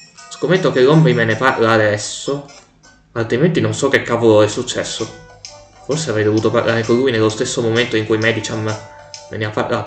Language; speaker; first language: Italian; native; Italian